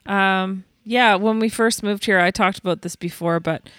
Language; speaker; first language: English; native; English